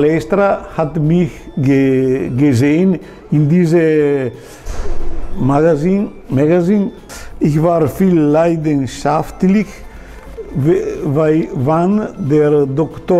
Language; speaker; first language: German; non-native, learner; Italian